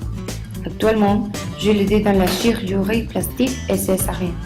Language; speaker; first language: French; non-native, learner; Spanish